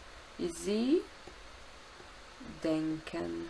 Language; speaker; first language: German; non-native, fluent; Ukrainian